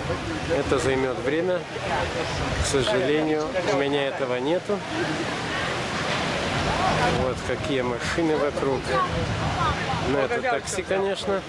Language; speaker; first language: Russian; non-native, fluent; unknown